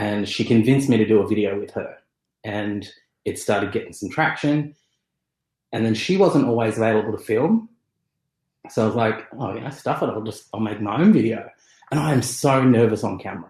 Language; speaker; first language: English; native; English